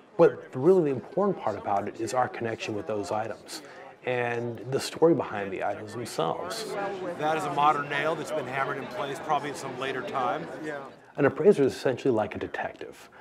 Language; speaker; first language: English; native; English